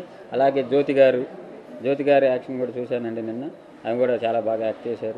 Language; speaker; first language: Telugu; native; Telugu